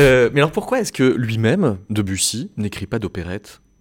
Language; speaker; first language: French; native; French